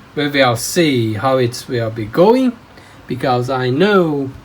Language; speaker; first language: English; non-native, learner; Chinese